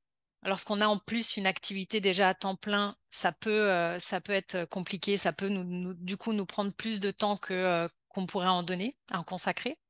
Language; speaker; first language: French; native; French